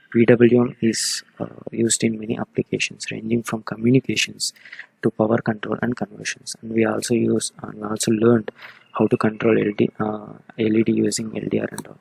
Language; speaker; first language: English; non-native, local second language; Telugu